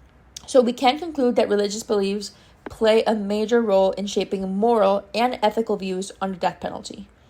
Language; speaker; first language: English; non-native, fluent; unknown